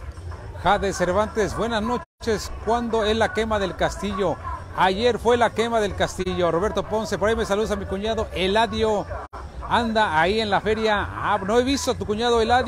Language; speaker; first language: Spanish; native; Spanish